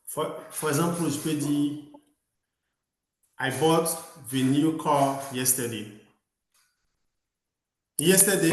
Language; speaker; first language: English; non-native, learner; French